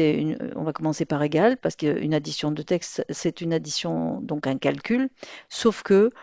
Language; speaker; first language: French; native; French